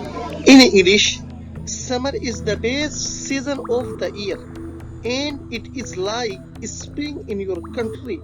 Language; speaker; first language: English; non-native, local second language; Urdu